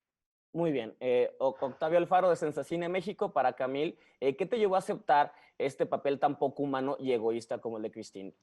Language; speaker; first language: Spanish; native; Spanish